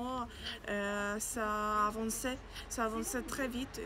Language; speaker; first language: French; non-native, learner; Ukrainian